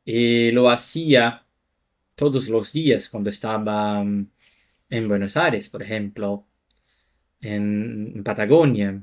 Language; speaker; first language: Spanish; non-native, fluent; Portuguese